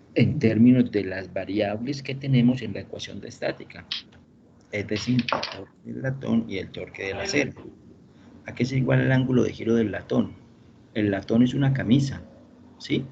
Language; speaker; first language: Spanish; native; Spanish